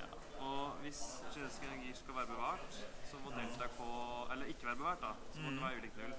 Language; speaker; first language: Norwegian; native; Norwegian